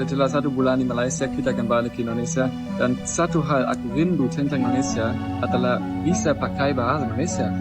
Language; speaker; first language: Indonesian; non-native, learner; German